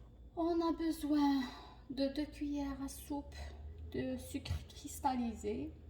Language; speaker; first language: French; non-native, local second language; Arabic